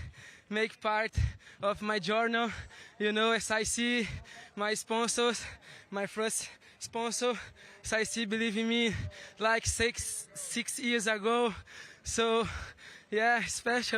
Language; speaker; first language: English; non-native, learner; Portuguese